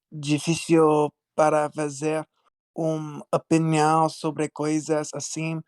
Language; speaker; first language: Portuguese; non-native, learner; English